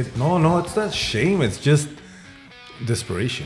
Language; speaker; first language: English; early bilingual, other home language; Spanish